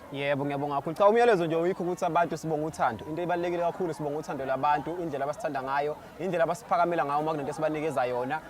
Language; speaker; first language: Zulu; native; Zulu